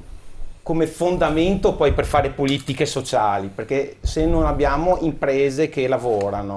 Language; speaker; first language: Italian; native; Italian